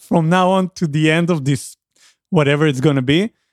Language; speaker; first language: English; non-native, learner; Hebrew